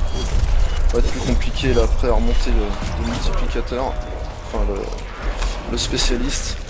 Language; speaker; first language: French; native; French